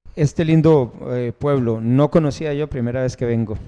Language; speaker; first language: Spanish; native; Spanish